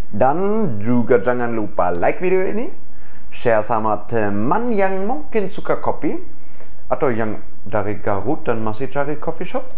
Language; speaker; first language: Indonesian; non-native, fluent; German